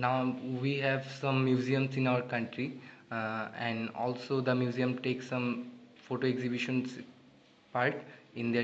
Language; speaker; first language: English; non-native, learner; Bangla